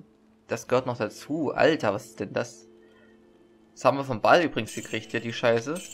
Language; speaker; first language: German; native; German